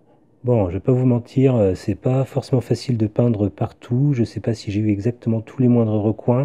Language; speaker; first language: French; native; French